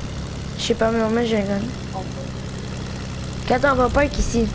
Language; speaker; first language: French; native; French